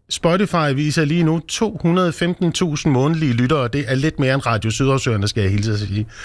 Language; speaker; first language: Danish; native; Danish